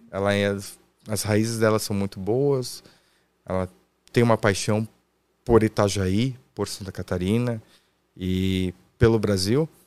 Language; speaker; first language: Portuguese; native; Portuguese